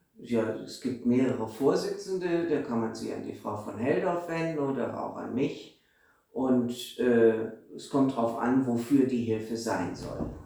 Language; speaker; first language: German; native; German